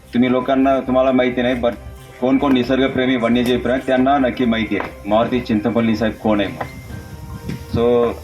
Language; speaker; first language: Marathi; non-native, local second language; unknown